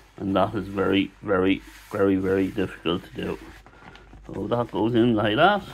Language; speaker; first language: English; native; English